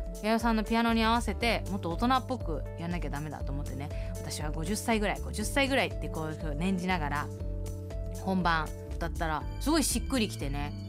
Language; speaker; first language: Japanese; early bilingual, heritage; Japanese